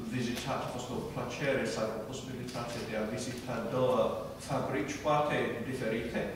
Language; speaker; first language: Romanian; non-native, fluent; English